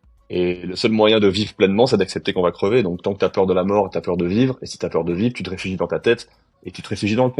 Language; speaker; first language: French; native; French